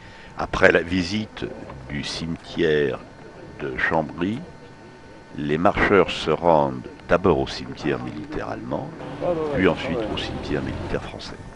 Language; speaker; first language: French; native; French